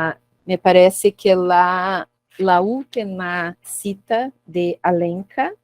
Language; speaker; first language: Spanish; non-native, learner; Portuguese